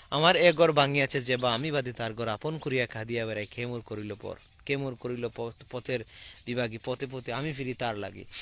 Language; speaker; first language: Bangla; native; Bangla